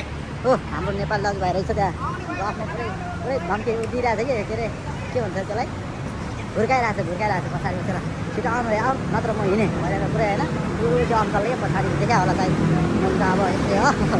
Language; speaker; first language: Nepali; native; Nepali